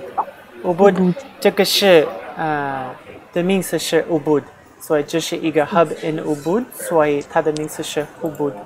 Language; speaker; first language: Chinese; non-native, learner; English